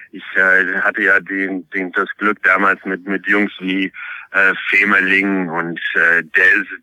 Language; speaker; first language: German; non-native, fluent; Polish